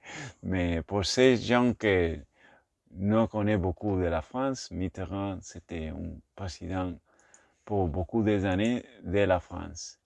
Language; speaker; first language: French; non-native, learner; Spanish